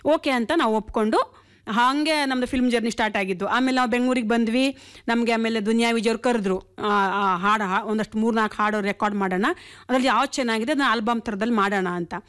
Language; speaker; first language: Kannada; non-native, local second language; Konkani